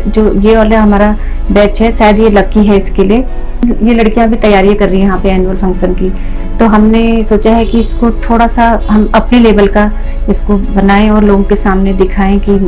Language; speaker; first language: Hindi; native; Hindi